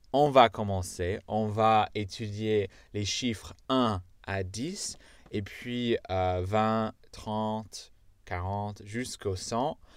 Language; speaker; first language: French; non-native, fluent; English